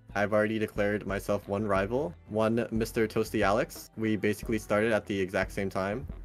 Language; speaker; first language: English; native; English